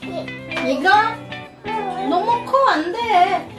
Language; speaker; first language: Korean; non-native, learner; Filipino